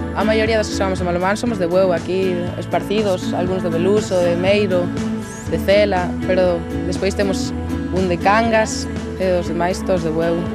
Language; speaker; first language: Galician; native; Galician